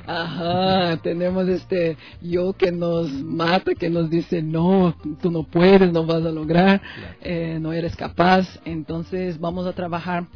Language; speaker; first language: Spanish; non-native, fluent; Portuguese